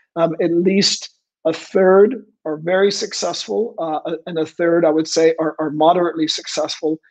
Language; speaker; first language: English; native; English